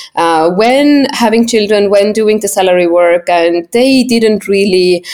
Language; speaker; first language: English; non-native, fluent; Estonian